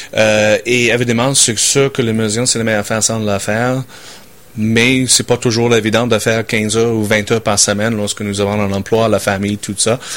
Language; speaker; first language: French; non-native, fluent; English